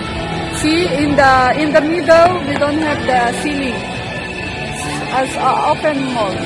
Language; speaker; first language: English; non-native, learner; Filipino